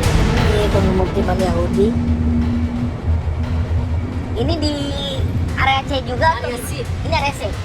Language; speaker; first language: Indonesian; non-native, learner; Arabic